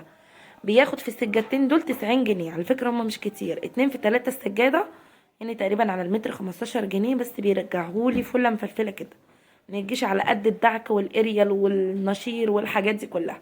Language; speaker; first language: Arabic; native; Arabic